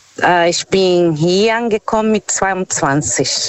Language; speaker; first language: German; non-native, fluent; Portuguese